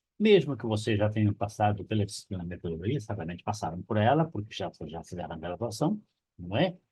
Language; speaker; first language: Portuguese; non-native, local second language; Kabuverdianu